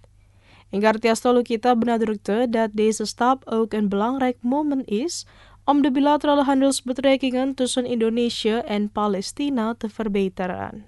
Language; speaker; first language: Dutch; non-native, fluent; Indonesian